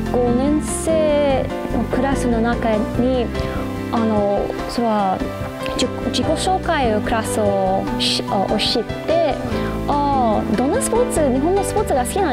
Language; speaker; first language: Japanese; non-native, learner; English